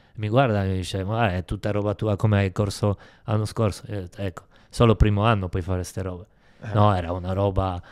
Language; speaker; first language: Italian; non-native, fluent; Polish